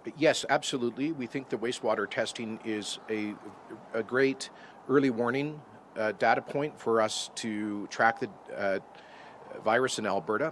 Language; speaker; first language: English; native; English